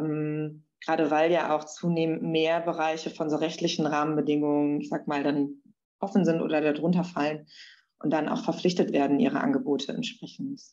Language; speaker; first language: German; native; German